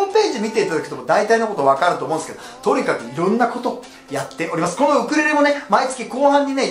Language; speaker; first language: Japanese; native; Japanese